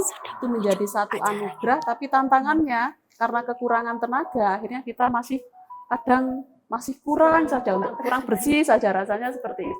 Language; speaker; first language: Indonesian; native; Indonesian